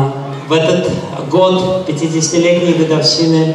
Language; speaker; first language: Russian; native; Russian